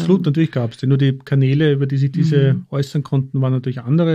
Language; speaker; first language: German; native; German